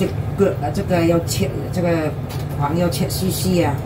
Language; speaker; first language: Chinese; non-native, local second language; Cantonese